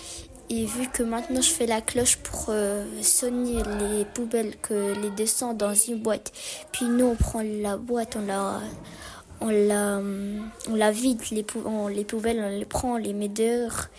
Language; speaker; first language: French; early bilingual, other home language; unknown